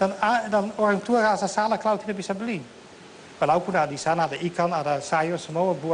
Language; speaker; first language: Indonesian; non-native, fluent; Dutch